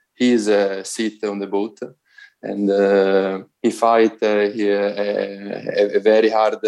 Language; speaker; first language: English; non-native, learner; Italian